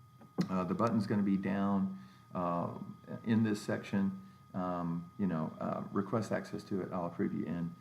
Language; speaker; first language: English; native; English